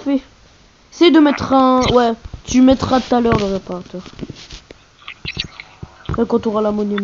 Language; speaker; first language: French; native; French